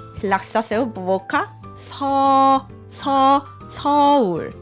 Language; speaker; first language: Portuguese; non-native, fluent; Korean